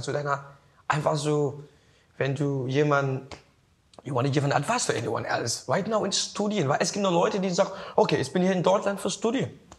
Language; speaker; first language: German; non-native, learner; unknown